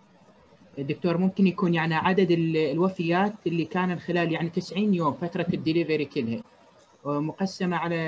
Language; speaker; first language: Arabic; native; Arabic